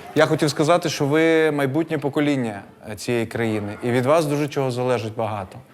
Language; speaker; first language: Ukrainian; non-native, local second language; Russian